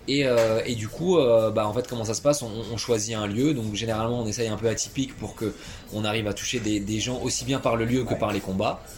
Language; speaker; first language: French; native; French